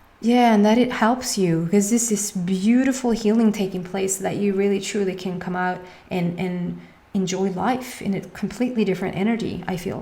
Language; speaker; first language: English; non-native, fluent; Swedish